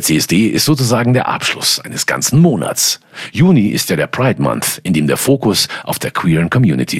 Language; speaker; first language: German; native; German